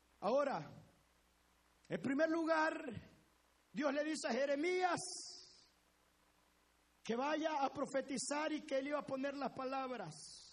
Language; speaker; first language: Spanish; native; Spanish